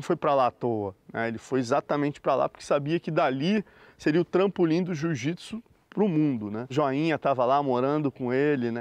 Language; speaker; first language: Portuguese; native; Portuguese